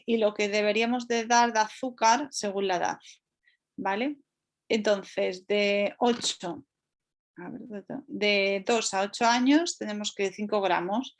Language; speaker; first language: Spanish; native; Spanish